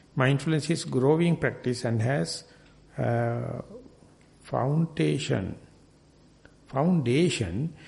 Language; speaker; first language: English; non-native, local second language; Sinhala